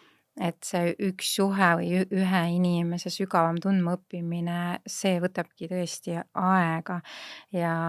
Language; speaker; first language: Estonian; native; Estonian